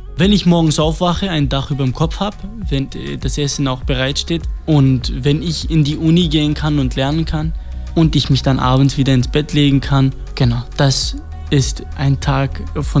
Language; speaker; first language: German; non-native, fluent; Kurdish